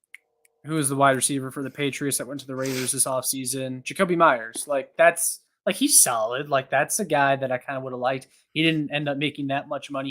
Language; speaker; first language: English; native; English